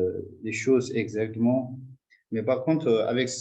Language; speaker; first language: French; non-native, fluent; Tibetan